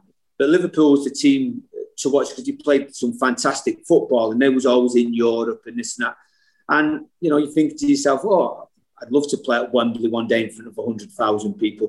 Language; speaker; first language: English; native; English